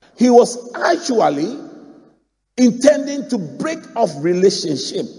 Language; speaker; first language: English; non-native, local second language; Akan